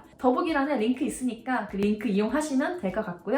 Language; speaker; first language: Korean; native; Korean